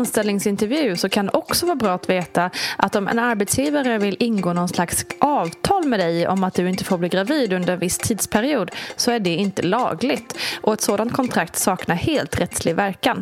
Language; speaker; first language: Swedish; native; Swedish